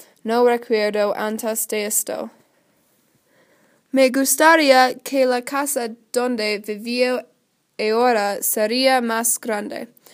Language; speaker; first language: Spanish; non-native, learner; English